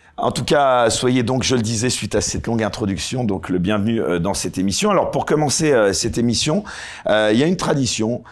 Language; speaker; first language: French; native; French